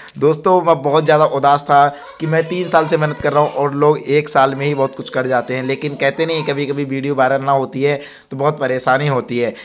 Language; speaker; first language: Hindi; native; Hindi